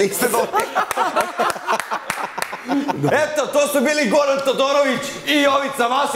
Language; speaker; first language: Serbian; native; Serbian